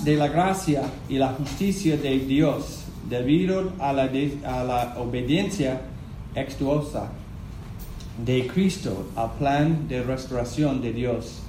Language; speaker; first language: Spanish; non-native, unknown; English